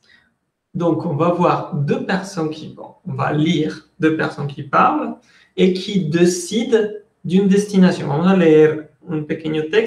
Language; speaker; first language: French; non-native, fluent; Spanish